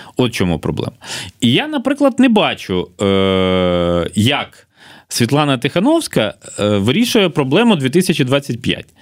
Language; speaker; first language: Ukrainian; native; Ukrainian